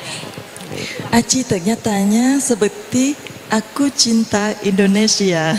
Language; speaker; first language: Indonesian; non-native, fluent; Vietnamese